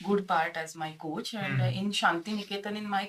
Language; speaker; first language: English; non-native, local second language; Marathi